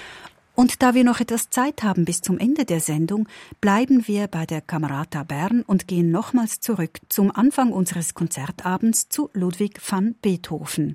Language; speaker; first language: German; native; German